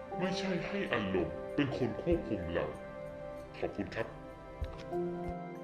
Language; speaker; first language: Thai; native; Thai